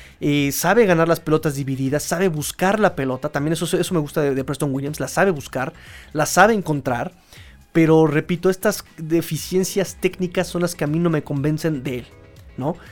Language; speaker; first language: Spanish; native; Spanish